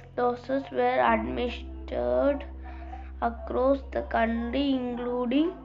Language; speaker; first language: English; non-native, local second language; Malayalam